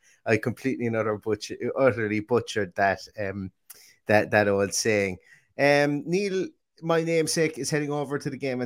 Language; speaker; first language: English; native; English